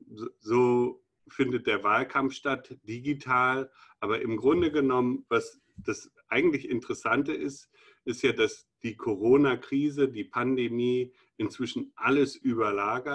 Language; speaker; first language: German; native; German